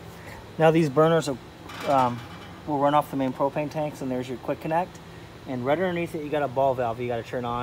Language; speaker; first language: English; native; English